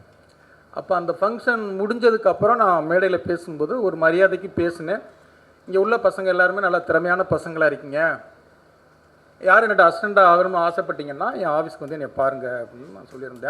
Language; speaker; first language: Tamil; native; Tamil